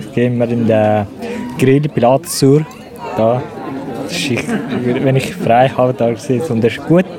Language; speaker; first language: German; non-native, fluent; Persian